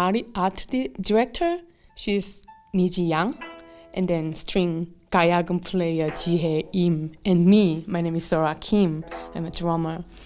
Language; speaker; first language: English; non-native, learner; Korean